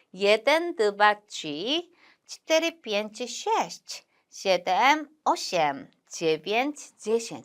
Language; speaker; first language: Polish; non-native, learner; Korean